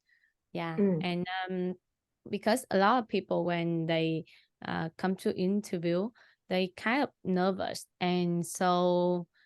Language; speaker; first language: English; non-native, learner; Vietnamese